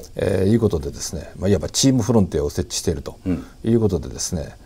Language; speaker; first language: Japanese; native; Japanese